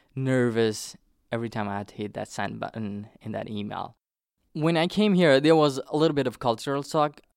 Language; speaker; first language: English; non-native, fluent; Nepali